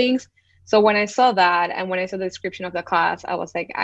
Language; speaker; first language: English; non-native, fluent; Spanish